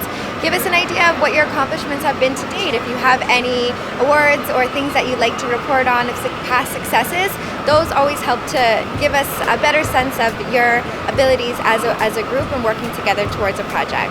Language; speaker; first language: English; native; English